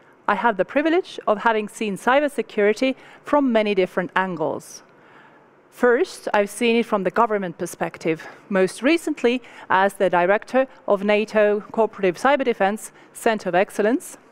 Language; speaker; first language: English; non-native, fluent; Estonian